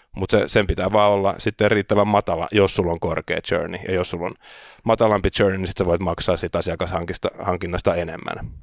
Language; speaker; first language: Finnish; native; Finnish